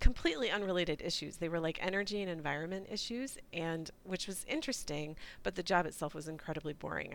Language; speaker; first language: English; native; English